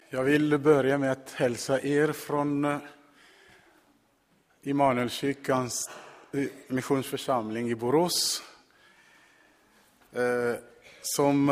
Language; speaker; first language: Swedish; non-native, fluent; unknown